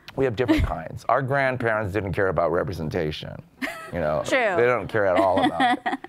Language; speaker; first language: English; native; English